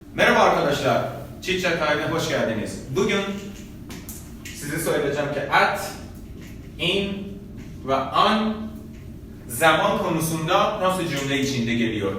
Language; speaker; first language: Turkish; non-native, fluent; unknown